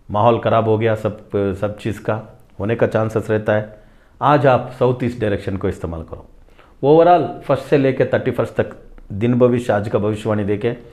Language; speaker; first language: Hindi; non-native, local second language; Tamil